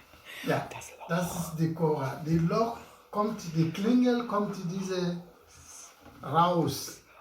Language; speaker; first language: German; non-native, learner; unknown